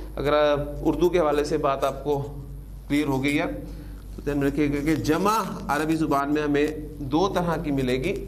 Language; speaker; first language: Urdu; native; Urdu